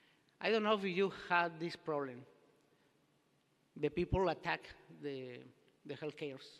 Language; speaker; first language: English; non-native, learner; Spanish